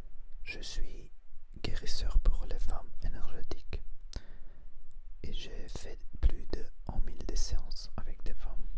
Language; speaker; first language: French; non-native, learner; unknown